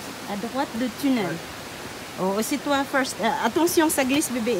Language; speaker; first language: French; non-native, learner; Cebuano